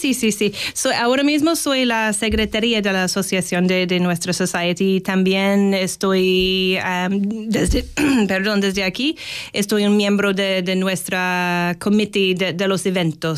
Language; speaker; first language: Spanish; non-native, fluent; English